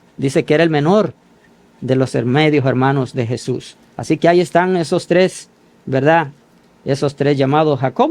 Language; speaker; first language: Spanish; native; Spanish